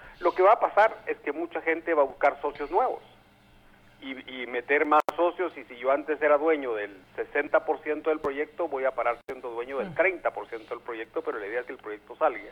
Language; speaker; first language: Spanish; native; Spanish